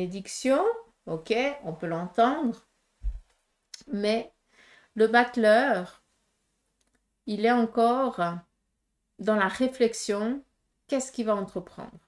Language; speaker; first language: French; native; French